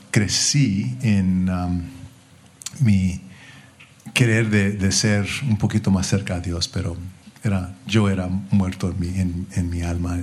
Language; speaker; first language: Spanish; early bilingual, heritage; English